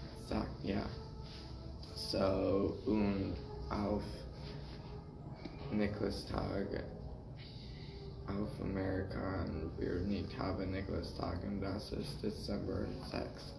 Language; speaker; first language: German; non-native, learner; English